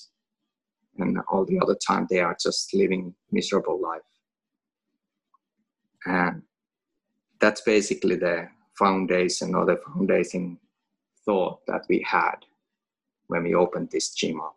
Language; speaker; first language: English; non-native, fluent; Finnish